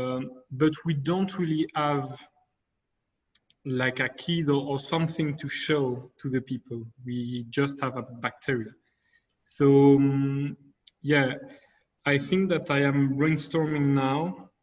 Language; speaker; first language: English; non-native, fluent; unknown